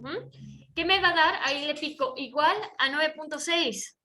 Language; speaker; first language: Spanish; native; Spanish